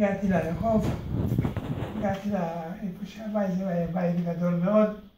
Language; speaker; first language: Hebrew; early bilingual, other home language; Hungarian